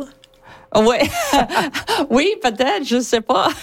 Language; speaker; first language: French; non-native, learner; English